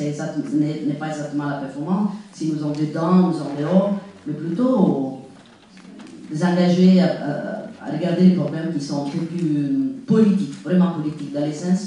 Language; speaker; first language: French; non-native, fluent; Italian